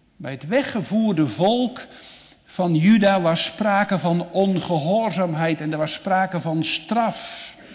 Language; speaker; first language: Dutch; native; Dutch